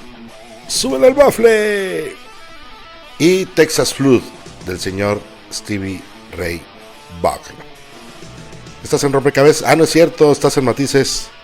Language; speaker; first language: Spanish; native; Spanish